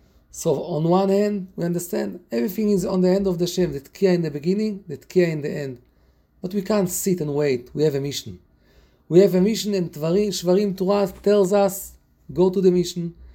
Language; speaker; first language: English; non-native, fluent; Hebrew